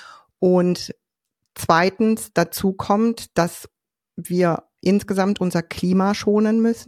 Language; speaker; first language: German; native; German